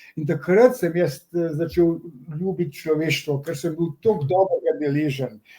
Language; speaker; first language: Slovenian; native; Slovenian